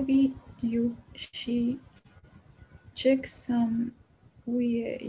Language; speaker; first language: Korean; non-native, learner; Spanish